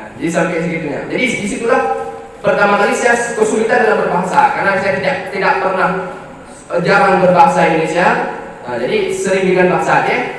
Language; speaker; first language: Indonesian; non-native, local second language; Achinese